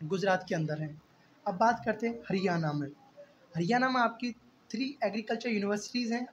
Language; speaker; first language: Hindi; native; Hindi